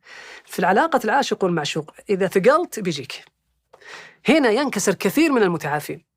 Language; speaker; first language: Arabic; native; Arabic